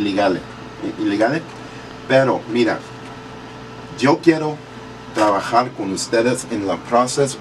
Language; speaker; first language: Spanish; early bilingual, heritage; English